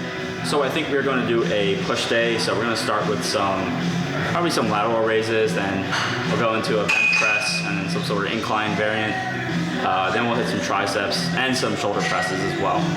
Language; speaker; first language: English; native; English